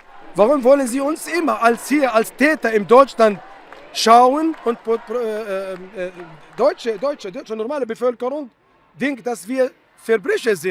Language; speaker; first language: German; non-native, fluent; Arabic